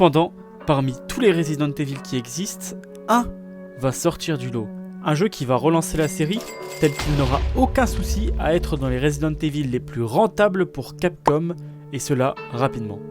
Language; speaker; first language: French; native; French